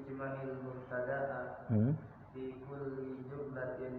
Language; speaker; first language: Arabic; non-native, learner; Indonesian